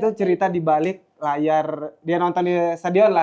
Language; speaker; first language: Indonesian; native; Indonesian